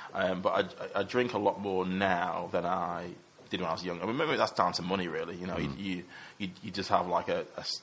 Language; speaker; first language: English; native; English